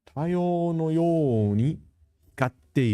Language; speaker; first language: Japanese; non-native, learner; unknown